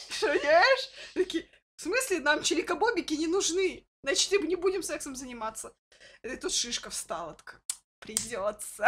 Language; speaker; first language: Russian; native; Russian